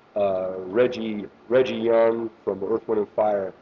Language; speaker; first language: English; native; English